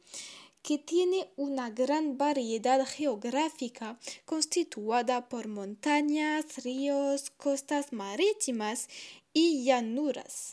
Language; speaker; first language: Spanish; non-native, learner; French